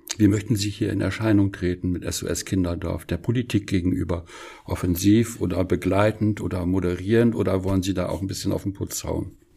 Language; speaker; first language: German; native; German